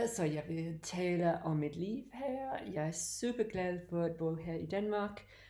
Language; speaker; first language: Danish; non-native, learner; English